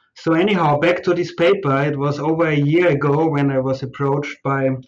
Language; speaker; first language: English; non-native, fluent; German